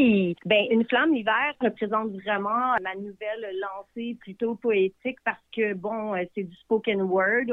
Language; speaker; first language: French; native; French